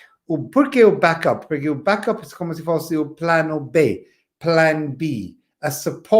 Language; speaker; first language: Portuguese; non-native, fluent; English